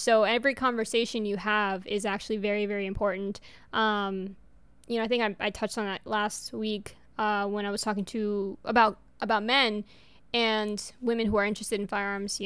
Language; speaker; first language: English; early bilingual, other home language; Spanish